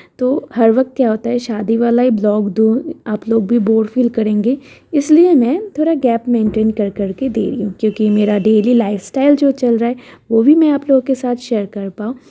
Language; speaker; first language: Hindi; non-native, local second language; Bangla